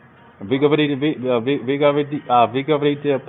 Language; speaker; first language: Russian; non-native, learner; English